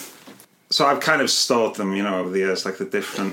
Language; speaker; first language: English; non-native, local second language; Welsh